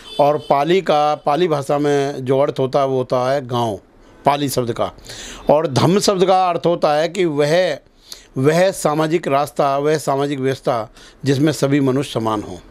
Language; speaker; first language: Hindi; native; Hindi